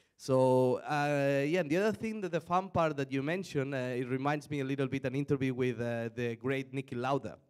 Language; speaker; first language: English; non-native, fluent; Spanish